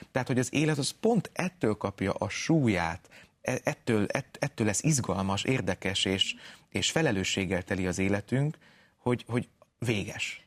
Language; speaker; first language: Hungarian; native; Hungarian